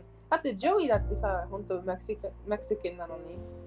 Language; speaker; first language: Japanese; early bilingual, heritage; Japanese